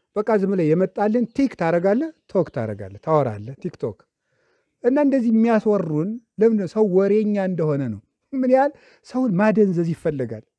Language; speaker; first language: Amharic; native; Amharic